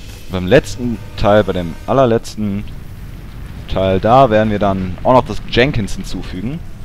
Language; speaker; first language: German; native; German